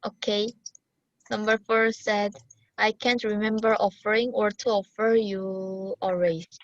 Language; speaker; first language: English; non-native, learner; Korean